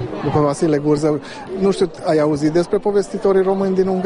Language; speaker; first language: Romanian; early bilingual, heritage; Romanian